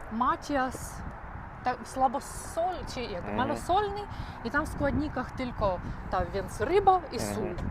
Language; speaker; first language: Polish; non-native, learner; Ukrainian